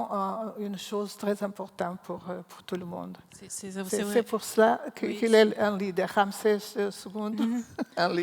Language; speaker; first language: French; non-native, learner; Portuguese